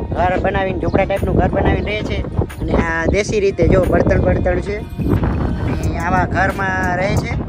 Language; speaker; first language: Gujarati; native; Gujarati